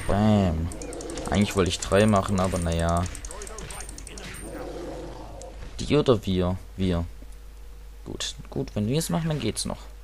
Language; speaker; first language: German; native; German